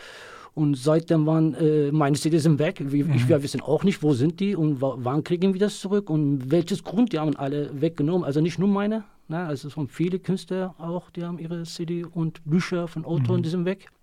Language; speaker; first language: German; non-native, learner; Kurdish